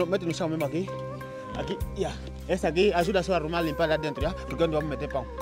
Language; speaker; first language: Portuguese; non-native, learner; Vietnamese